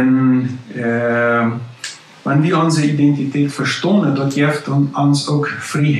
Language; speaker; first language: German; non-native, local second language; Plautdietsch